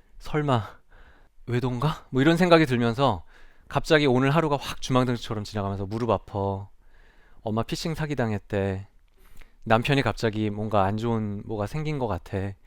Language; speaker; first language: Korean; native; Korean